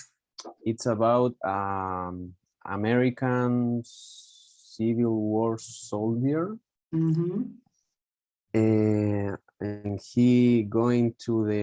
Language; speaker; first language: English; non-native, learner; Spanish